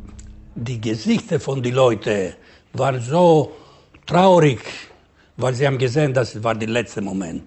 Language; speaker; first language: German; non-native, learner; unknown